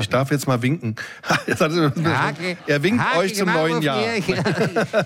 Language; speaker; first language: German; native; German